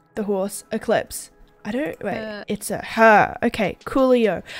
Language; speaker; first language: English; native; English